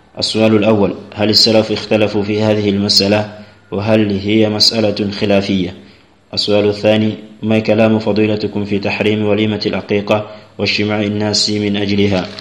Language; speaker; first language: Arabic; non-native, fluent; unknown